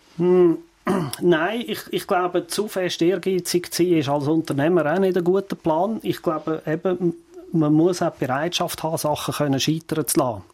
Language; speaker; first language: German; native; German